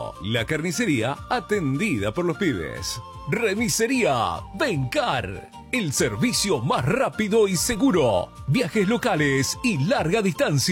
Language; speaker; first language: Spanish; native; Spanish